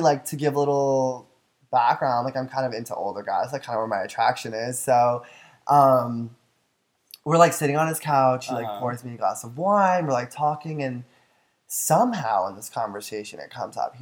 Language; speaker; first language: English; native; English